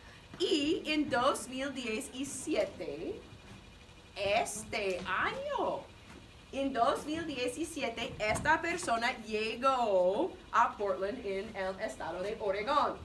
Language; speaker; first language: Spanish; non-native, fluent; English